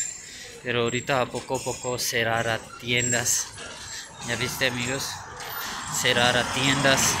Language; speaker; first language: Spanish; non-native, learner; Urdu